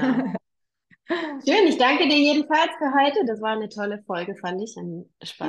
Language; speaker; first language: German; native; German